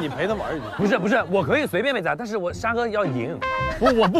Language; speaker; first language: Chinese; native; Chinese